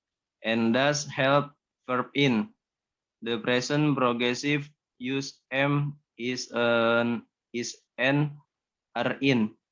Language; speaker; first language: English; non-native, learner; Indonesian